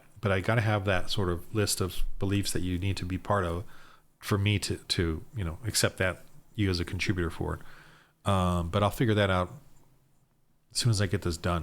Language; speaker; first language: English; native; English